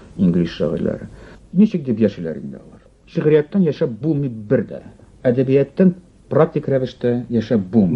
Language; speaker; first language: Tatar; non-native, local second language; Russian